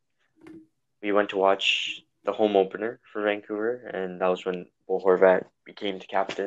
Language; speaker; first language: English; native; English